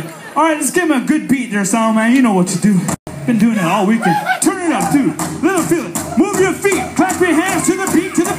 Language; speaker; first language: English; native; English